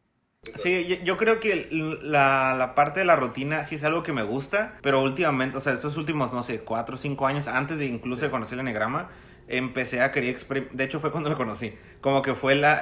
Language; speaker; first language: Spanish; native; Spanish